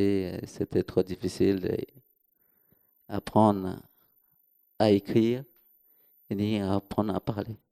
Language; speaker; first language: French; non-native, local second language; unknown